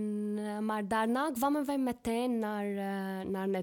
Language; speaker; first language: Dutch; non-native, learner; Arabic